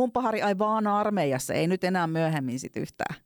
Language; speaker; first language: Finnish; native; Finnish